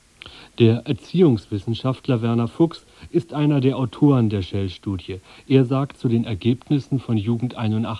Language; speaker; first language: German; native; German